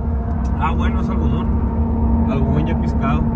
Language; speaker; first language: Spanish; native; Spanish